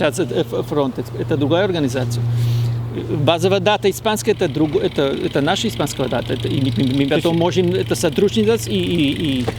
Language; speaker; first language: Russian; non-native, fluent; Spanish